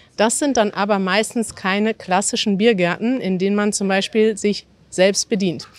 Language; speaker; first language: German; native; German